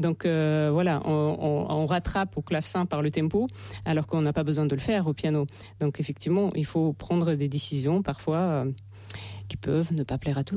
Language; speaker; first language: French; non-native, fluent; Russian